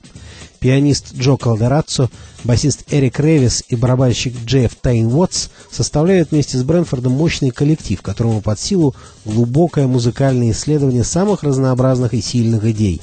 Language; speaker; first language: Russian; native; Russian